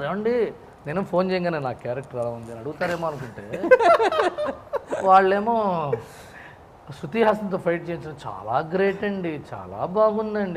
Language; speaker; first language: Telugu; native; Telugu